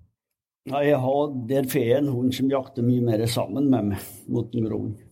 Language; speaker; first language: Norwegian; native; Norwegian